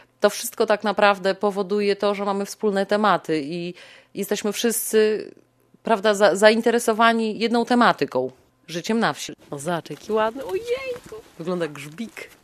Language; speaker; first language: Polish; native; Polish